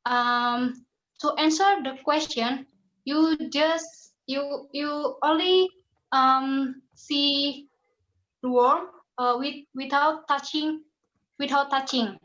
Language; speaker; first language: English; non-native, learner; Indonesian